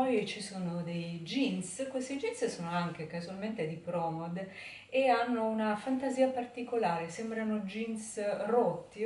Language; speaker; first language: Italian; native; Italian